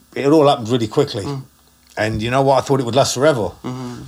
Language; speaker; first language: English; native; English